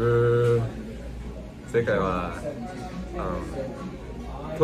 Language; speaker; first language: Japanese; non-native, learner; English